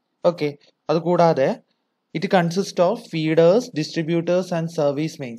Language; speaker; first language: English; non-native, local second language; Malayalam